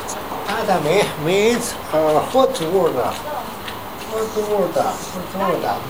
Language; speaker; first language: English; non-native, learner; Japanese